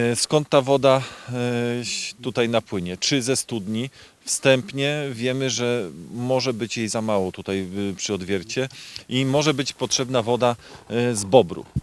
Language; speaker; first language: Polish; native; Polish